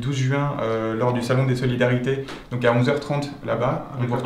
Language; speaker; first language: French; native; French